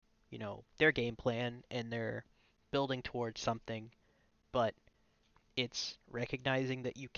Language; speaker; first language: English; native; English